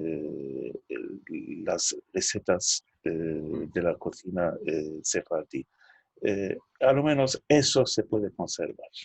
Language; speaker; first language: Spanish; non-native, fluent; Turkish